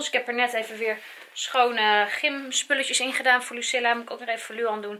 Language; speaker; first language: Dutch; native; Dutch